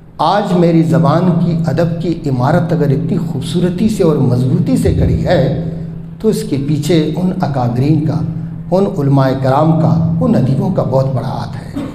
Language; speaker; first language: Urdu; non-native, local second language; Baluchi